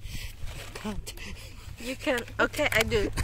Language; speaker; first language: English; non-native, learner; Chinese